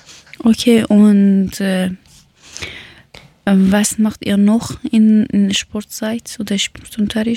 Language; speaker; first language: German; non-native, learner; Persian